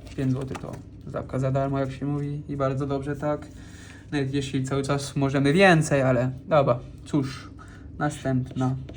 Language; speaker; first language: Polish; non-native, fluent; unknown